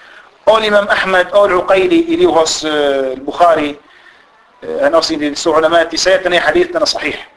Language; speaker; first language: Danish; non-native, fluent; Arabic